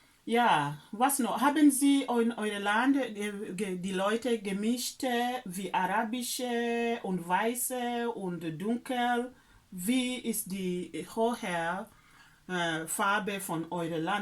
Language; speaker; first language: German; non-native, learner; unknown